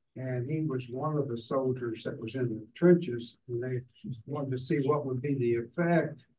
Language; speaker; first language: English; native; English